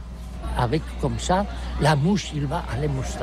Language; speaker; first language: French; non-native, local second language; Catalan